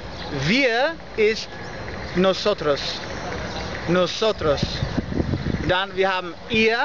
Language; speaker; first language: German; non-native, learner; English